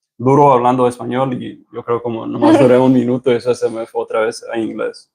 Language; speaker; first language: Spanish; early bilingual, heritage; Spanish